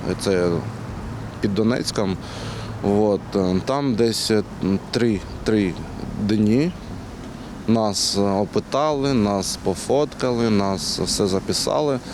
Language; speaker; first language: Ukrainian; non-native, local second language; Russian